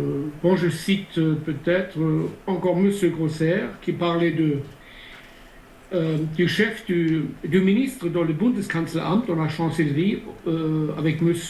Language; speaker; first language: French; non-native, fluent; German